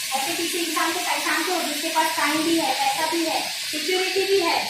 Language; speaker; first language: Hindi; non-native, local second language; Marathi